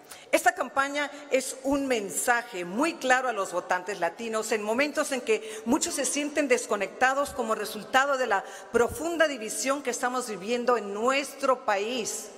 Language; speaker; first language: Spanish; early bilingual, heritage; Spanish